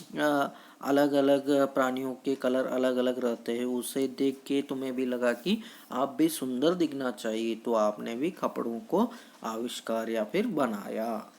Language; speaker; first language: Hindi; non-native, local second language; Kannada